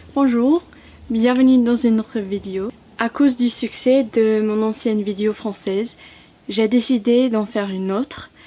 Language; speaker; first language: French; non-native, fluent; English